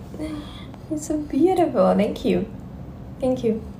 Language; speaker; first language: English; non-native, learner; Russian